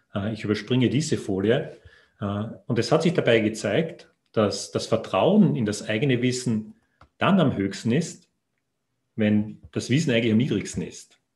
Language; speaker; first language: German; native; German